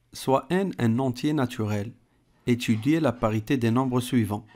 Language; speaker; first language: French; non-native, local second language; Arabic